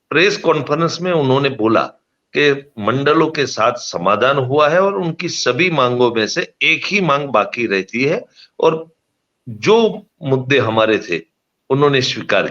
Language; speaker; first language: Hindi; non-native, local second language; Gujarati